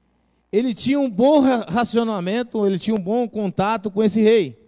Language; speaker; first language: Portuguese; native; Portuguese